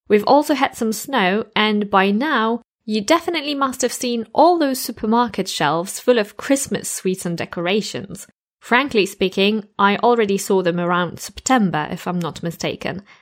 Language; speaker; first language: English; non-native, fluent; Polish